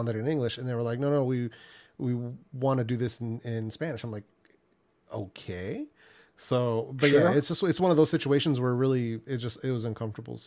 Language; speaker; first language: English; early bilingual, other home language; Spanish